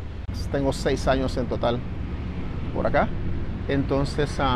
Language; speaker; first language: Spanish; native; Spanish